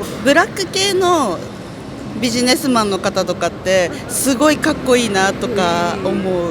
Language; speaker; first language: Japanese; native; Japanese